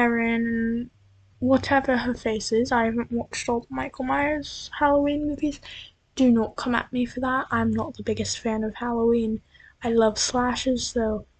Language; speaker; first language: English; native; English